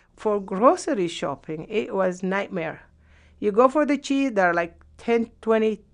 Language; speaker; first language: English; non-native, fluent; Arabic